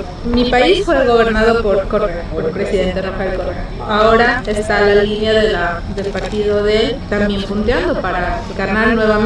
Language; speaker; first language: Spanish; native; Spanish